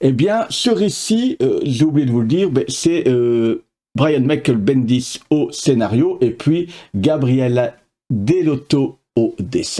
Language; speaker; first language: French; native; French